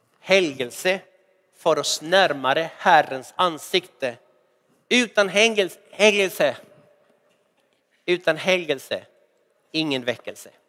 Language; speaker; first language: Swedish; non-native, fluent; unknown